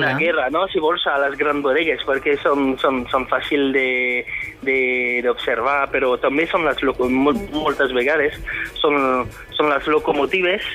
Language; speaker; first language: Catalan; non-native, fluent; French